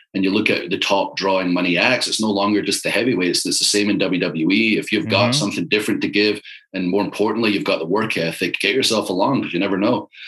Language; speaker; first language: English; native; English